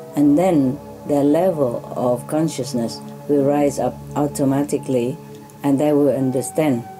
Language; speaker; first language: English; non-native, fluent; Vietnamese